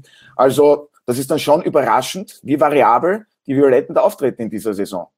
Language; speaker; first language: German; native; German